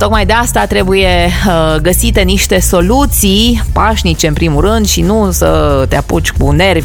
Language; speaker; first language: Romanian; native; Romanian